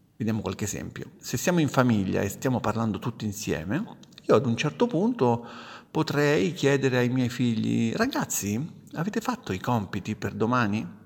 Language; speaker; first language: Italian; native; Italian